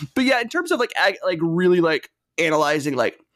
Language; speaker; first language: English; native; English